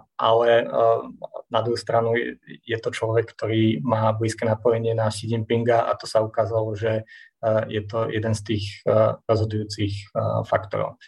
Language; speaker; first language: Slovak; native; Slovak